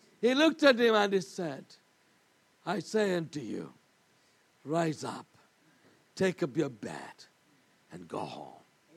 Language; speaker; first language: English; non-native, local second language; Malayalam